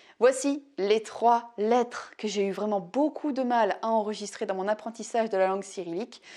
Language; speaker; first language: French; native; French